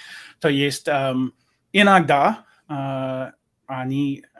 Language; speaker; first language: Russian; non-native, learner; English